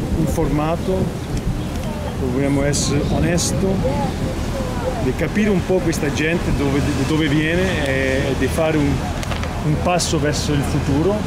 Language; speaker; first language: Italian; non-native, fluent; French